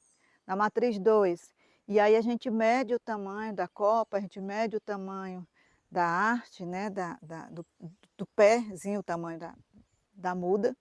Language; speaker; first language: Portuguese; native; Portuguese